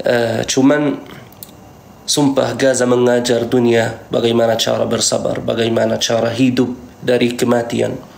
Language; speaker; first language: Indonesian; non-native, fluent; Arabic